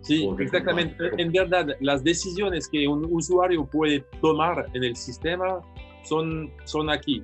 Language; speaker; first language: Spanish; non-native, fluent; French